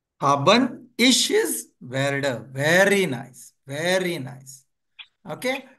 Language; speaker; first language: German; non-native, fluent; Marathi